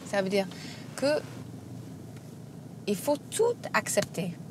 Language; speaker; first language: French; non-native, fluent; English